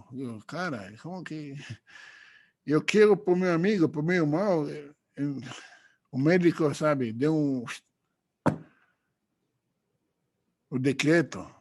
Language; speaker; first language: Portuguese; non-native, fluent; Hebrew